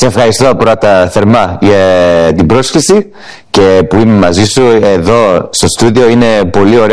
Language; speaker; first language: Greek; early bilingual, heritage; English